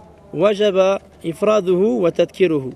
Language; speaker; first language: Arabic; non-native, fluent; French